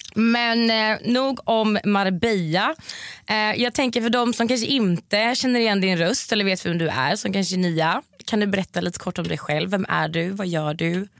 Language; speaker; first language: Swedish; native; Swedish